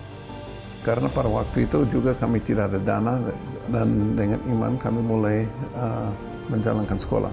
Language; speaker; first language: Indonesian; non-native, fluent; English